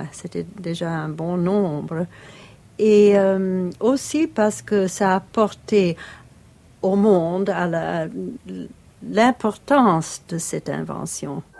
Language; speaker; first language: French; non-native, fluent; Italian